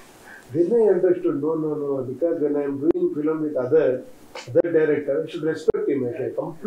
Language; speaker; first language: Tamil; non-native, learner; Kannada